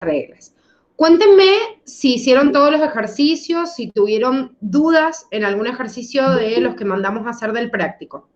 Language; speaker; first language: Spanish; native; Spanish